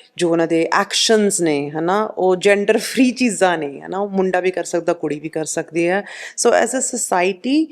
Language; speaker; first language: Punjabi; early bilingual, heritage; Punjabi